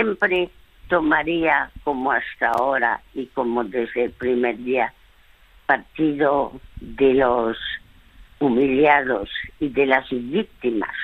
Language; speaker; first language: Spanish; early bilingual, other home language; French